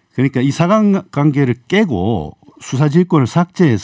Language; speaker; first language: Korean; native; Korean